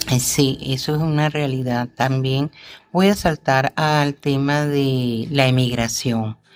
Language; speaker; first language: Spanish; native; Spanish